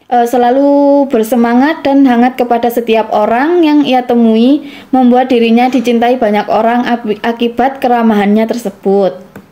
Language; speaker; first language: Indonesian; native; Indonesian